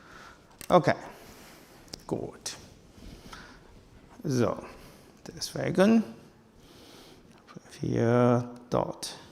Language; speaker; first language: German; non-native, learner; Chinese